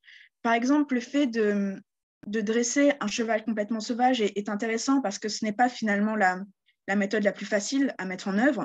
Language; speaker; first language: French; native; French